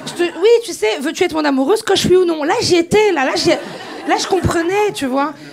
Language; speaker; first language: French; native; French